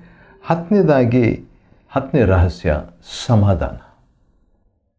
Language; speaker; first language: Kannada; native; Kannada